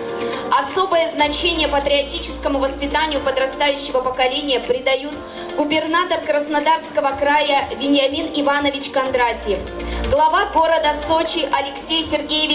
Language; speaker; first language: Russian; native; Russian